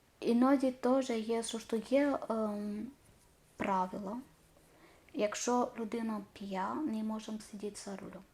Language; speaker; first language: Ukrainian; non-native, learner; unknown